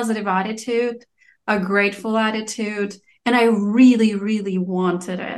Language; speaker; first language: English; non-native, fluent; Romanian